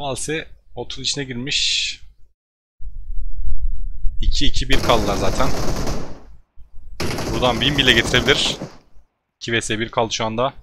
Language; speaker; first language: Turkish; native; Turkish